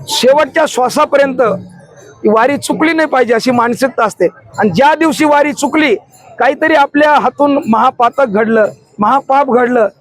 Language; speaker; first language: Marathi; native; Marathi